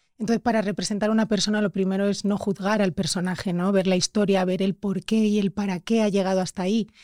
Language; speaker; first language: Spanish; native; Spanish